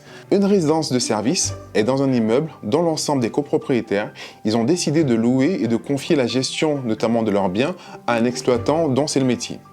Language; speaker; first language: French; native; French